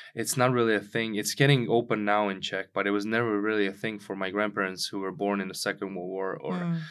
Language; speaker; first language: English; non-native, fluent; Czech